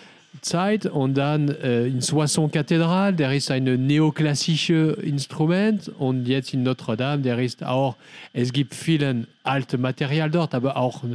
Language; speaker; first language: German; non-native, learner; French